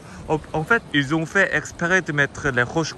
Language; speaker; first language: French; non-native, fluent; Korean